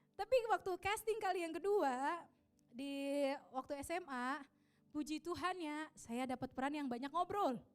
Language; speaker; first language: Indonesian; native; Indonesian